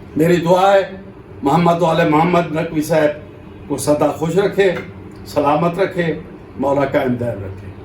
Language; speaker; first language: Urdu; non-native, local second language; Saraiki